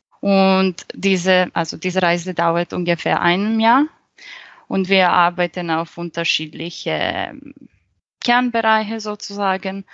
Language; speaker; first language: German; non-native, fluent; Serbian